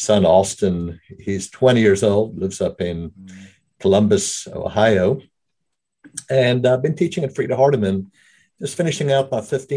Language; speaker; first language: English; native; English